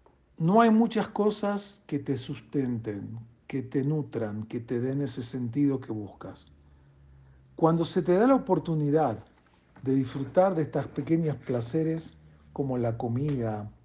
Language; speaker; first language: Spanish; native; Spanish